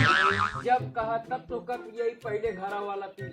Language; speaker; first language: Hindi; non-native, local second language; Bhojpuri